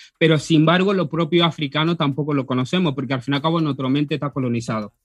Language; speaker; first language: Spanish; early bilingual, other home language; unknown